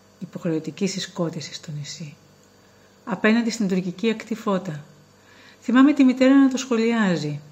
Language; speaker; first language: Greek; native; Greek